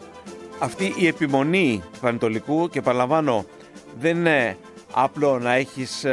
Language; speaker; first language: Greek; native; Greek